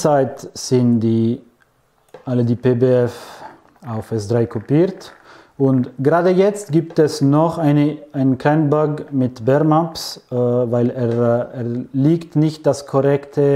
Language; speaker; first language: German; non-native, fluent; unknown